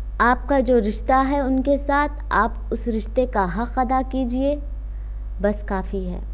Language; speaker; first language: Urdu; native; Urdu